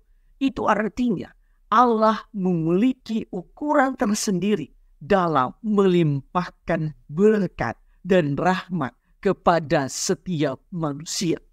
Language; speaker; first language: Indonesian; native; Indonesian